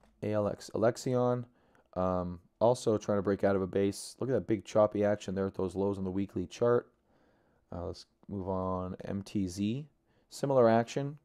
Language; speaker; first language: English; native; English